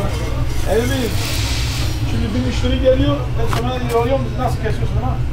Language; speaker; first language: Turkish; early bilingual, heritage; Turkish